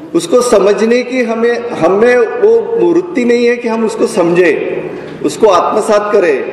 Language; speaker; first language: Hindi; non-native, local second language; Marathi